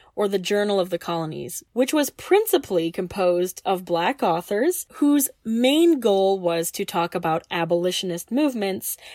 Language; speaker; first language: English; native; English